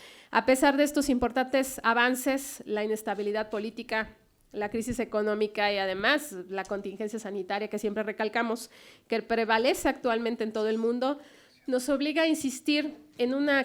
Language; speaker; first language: Spanish; native; Spanish